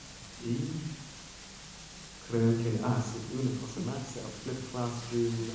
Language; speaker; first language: Spanish; non-native, fluent; English